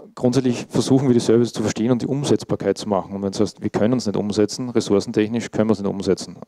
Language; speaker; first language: German; native; German